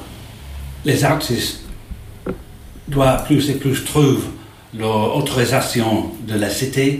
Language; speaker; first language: French; non-native, learner; English